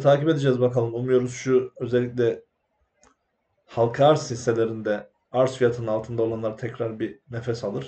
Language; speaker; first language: Turkish; native; Turkish